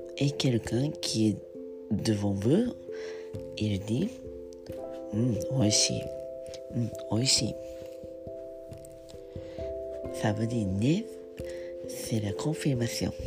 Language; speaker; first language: French; non-native, learner; Japanese